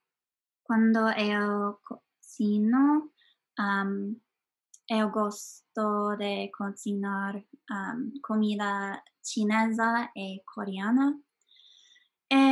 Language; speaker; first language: Italian; non-native, learner; English